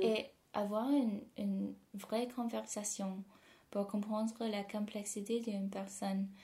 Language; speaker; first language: French; non-native, fluent; English